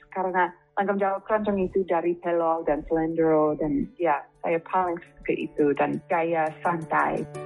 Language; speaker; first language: Indonesian; non-native, fluent; English